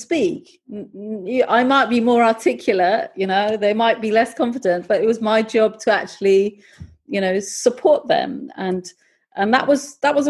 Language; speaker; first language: English; native; English